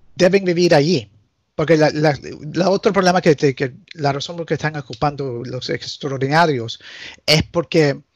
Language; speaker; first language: Spanish; early bilingual, heritage; Spanish